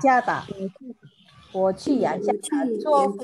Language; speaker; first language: Chinese; non-native, learner; Indonesian